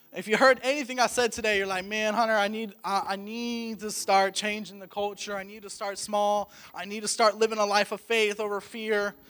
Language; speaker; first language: English; native; English